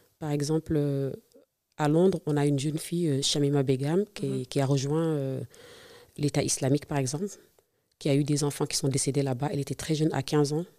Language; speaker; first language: French; non-native, local second language; Serer